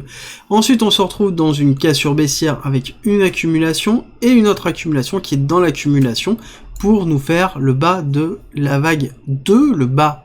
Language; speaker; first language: French; native; French